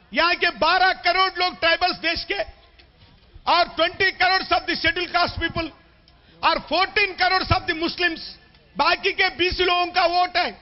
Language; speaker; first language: Hindi; non-native, local second language; Telugu